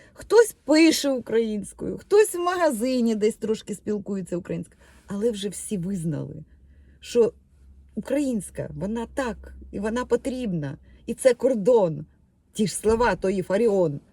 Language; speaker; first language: Ukrainian; non-native, local second language; Russian